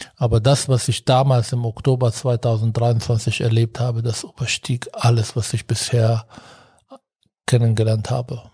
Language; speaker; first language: German; non-native, fluent; Arabic